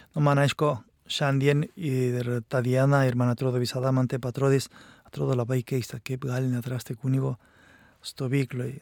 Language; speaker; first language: Lithuanian; non-native, fluent; Spanish